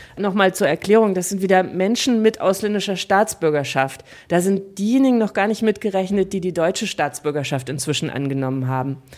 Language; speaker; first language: German; native; German